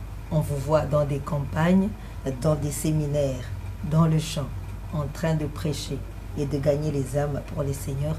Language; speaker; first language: French; non-native, local second language; Lingala